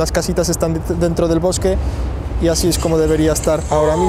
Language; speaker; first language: Spanish; native; Spanish